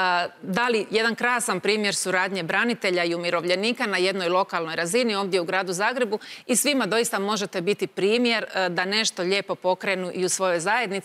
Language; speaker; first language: Croatian; native; Croatian